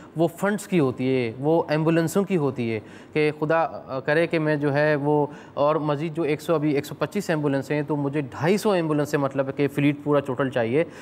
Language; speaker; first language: Urdu; native; Urdu